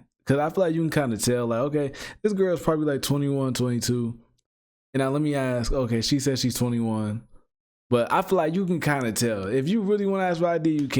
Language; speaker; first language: English; native; English